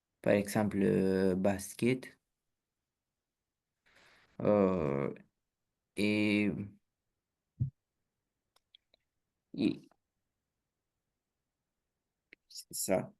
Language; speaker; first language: French; non-native, learner; Romanian